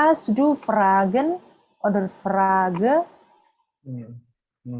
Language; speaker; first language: German; non-native, fluent; Indonesian